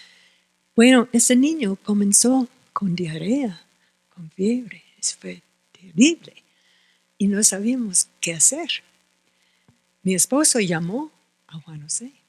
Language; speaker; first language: Spanish; non-native, fluent; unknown